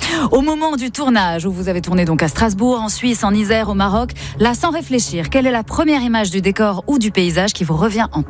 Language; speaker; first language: French; native; French